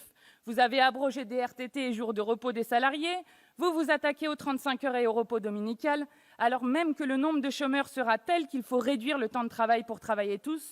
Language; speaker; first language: French; native; French